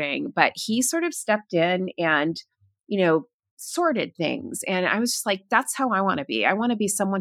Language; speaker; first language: English; native; English